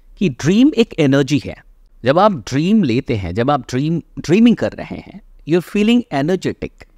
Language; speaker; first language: Hindi; native; Hindi